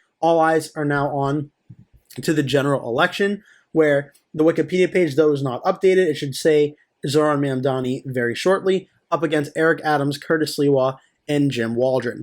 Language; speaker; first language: English; native; English